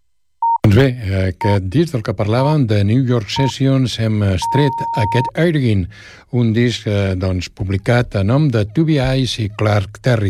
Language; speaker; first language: Catalan; native; Catalan